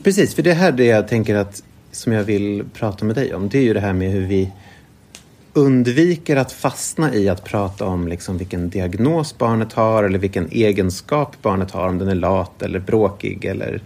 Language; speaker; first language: Swedish; native; Swedish